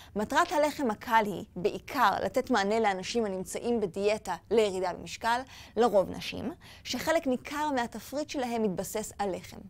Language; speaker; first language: Hebrew; native; Hebrew